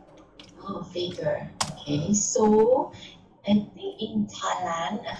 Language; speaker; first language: English; non-native, learner; Thai